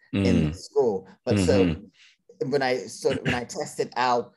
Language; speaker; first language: English; native; English